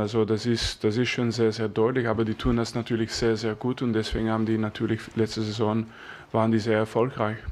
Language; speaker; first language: German; non-native, fluent; French